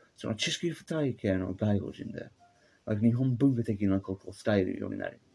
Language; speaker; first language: Japanese; non-native, learner; English